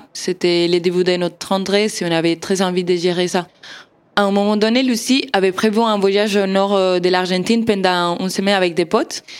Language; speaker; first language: French; non-native, fluent; Spanish